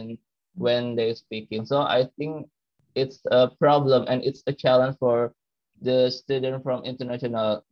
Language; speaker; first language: English; non-native, learner; Indonesian